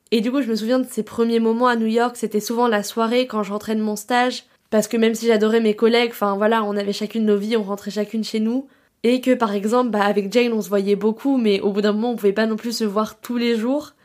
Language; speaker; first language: French; native; French